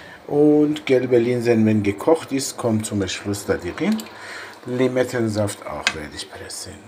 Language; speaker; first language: German; non-native, fluent; Persian